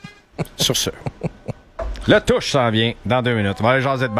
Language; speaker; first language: French; native; French